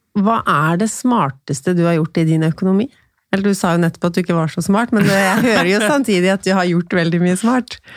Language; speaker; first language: Norwegian; native; Norwegian